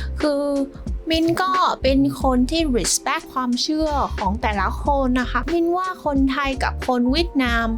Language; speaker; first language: Thai; non-native, fluent; Vietnamese